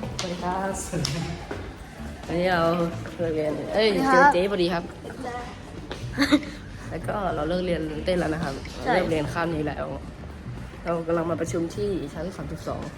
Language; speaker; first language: Thai; native; Thai